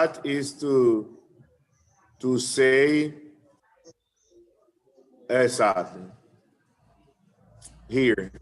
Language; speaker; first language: English; non-native, fluent; Spanish